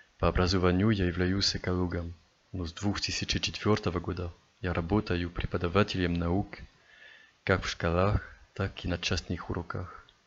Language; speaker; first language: Russian; non-native, learner; French